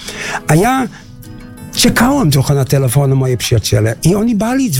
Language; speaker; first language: Polish; non-native, fluent; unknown